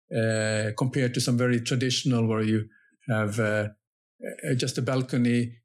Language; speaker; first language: English; non-native, fluent; Finnish